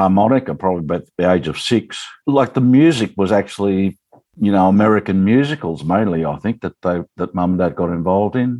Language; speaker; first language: English; native; English